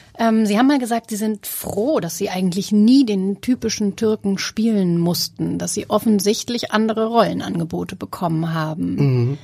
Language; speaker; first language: German; native; German